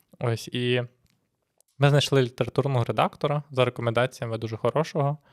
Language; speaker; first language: Ukrainian; native; Ukrainian